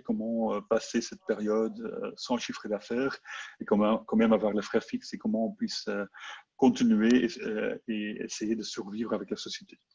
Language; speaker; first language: French; non-native, local second language; Dutch